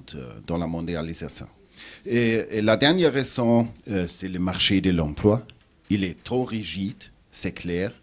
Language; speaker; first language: French; non-native, learner; German